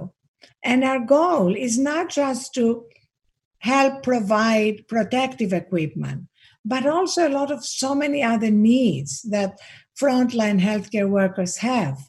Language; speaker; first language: English; non-native, fluent; Greek